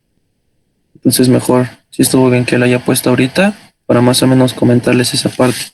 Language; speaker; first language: Spanish; native; Spanish